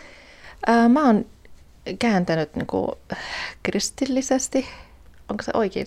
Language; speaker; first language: Finnish; non-native, fluent; Persian